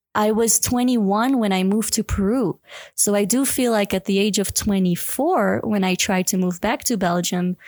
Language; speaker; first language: English; non-native, fluent; Dutch